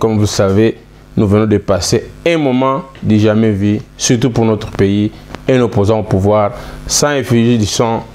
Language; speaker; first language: French; non-native, local second language; Lingala